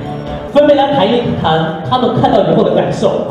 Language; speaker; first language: Chinese; native; Chinese